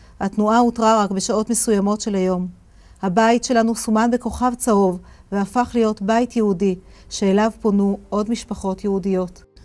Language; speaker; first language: Hebrew; native; Hebrew